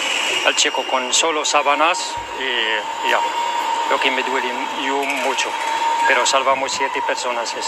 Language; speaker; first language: Spanish; non-native, learner; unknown